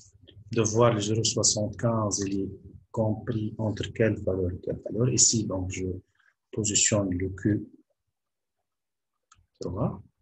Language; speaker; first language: French; non-native, local second language; Arabic